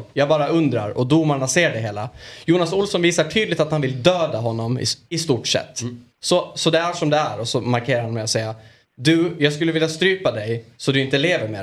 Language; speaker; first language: Swedish; native; Swedish